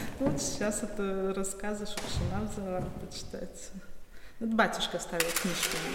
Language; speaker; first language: Russian; native; Russian